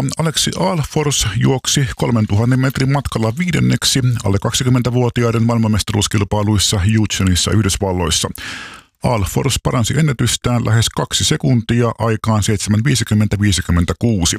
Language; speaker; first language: Finnish; native; Finnish